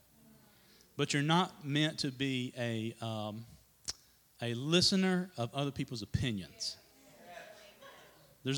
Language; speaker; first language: English; native; English